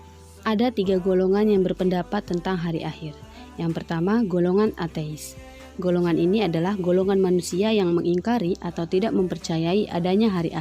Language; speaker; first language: Indonesian; native; Indonesian